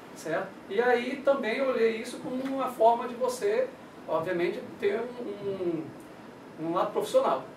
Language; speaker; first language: Portuguese; native; Portuguese